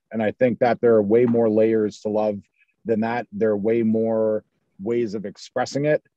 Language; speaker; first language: English; native; English